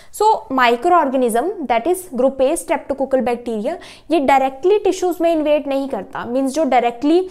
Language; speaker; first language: Hindi; native; Hindi